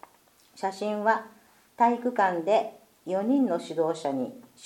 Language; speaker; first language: Japanese; native; Japanese